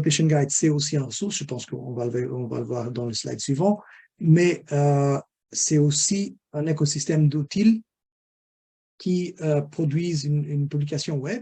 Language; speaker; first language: French; non-native, fluent; Portuguese